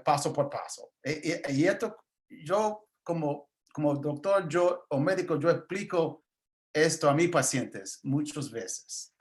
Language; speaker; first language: Spanish; early bilingual, heritage; English